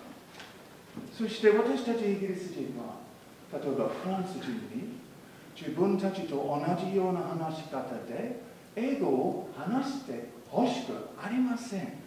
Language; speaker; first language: Japanese; non-native, fluent; English